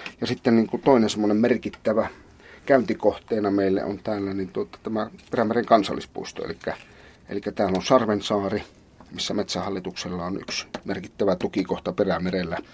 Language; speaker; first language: Finnish; native; Finnish